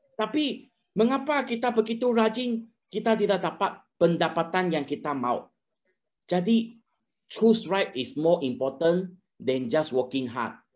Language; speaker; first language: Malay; non-native, local second language; Chinese